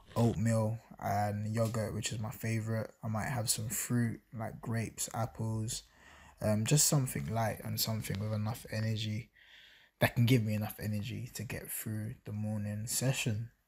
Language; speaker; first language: English; native; English